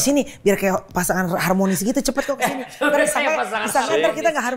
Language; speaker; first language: Indonesian; native; Indonesian